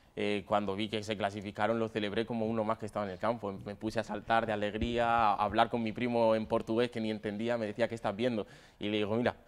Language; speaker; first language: Spanish; native; Spanish